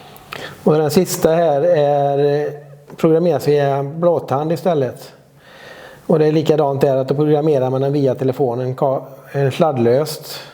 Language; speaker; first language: Swedish; native; Swedish